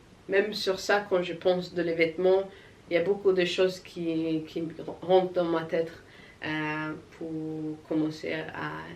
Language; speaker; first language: French; non-native, learner; English